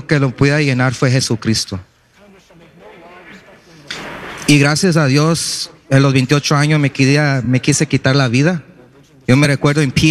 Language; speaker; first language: Spanish; early bilingual, heritage; Spanish